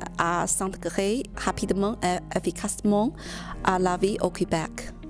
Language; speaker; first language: French; non-native, learner; Portuguese